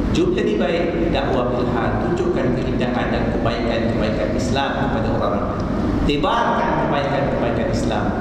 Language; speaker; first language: Malay; non-native, local second language; Chinese